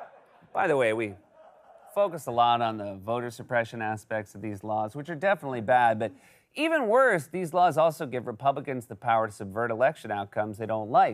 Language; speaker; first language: English; native; English